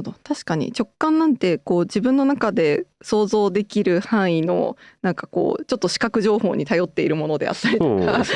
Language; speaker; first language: Japanese; native; Japanese